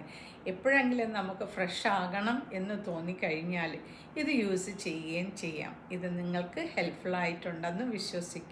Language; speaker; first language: Malayalam; native; Malayalam